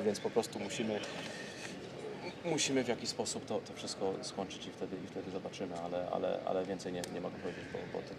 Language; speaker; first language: Polish; early bilingual, heritage; Polish